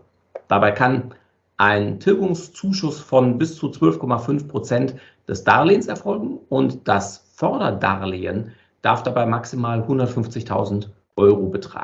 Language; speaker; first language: German; native; German